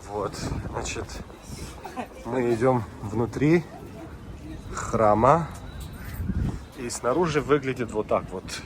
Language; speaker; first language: Russian; non-native, fluent; Tajik